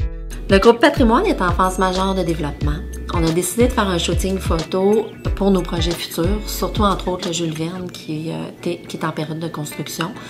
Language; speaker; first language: French; native; French